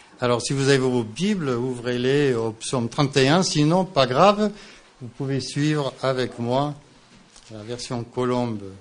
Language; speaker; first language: French; non-native, fluent; English